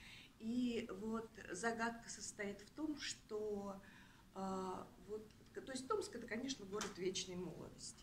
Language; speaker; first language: Russian; native; Russian